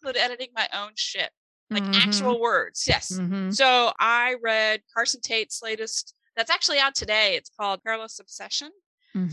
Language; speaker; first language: English; non-native, fluent; German